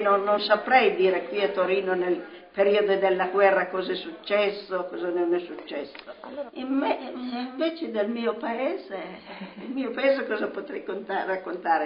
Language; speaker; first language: Italian; native; Italian